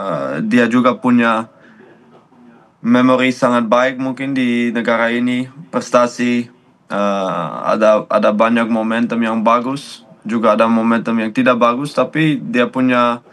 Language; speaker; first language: Indonesian; non-native, learner; Dutch